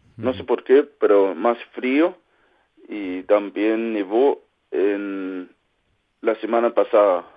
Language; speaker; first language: Spanish; non-native, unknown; Kalaallisut